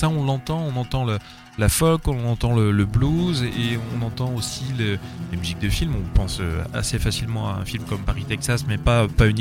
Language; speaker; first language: French; native; French